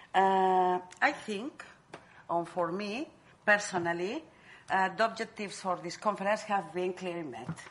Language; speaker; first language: English; non-native, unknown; Catalan